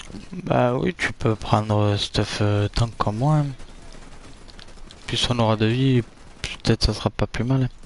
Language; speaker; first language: French; native; French